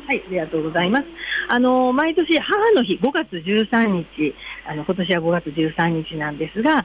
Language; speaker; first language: Japanese; native; Japanese